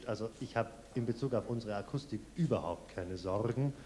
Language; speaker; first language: German; native; German